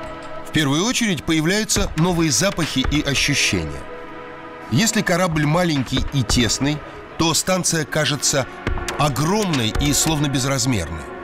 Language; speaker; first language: Russian; native; Russian